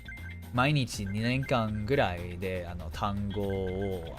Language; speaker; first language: Japanese; non-native, learner; English